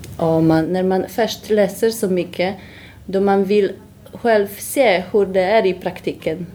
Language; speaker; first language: Swedish; non-native, learner; Polish